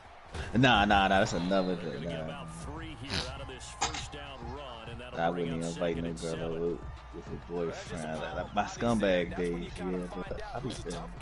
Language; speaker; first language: English; native; English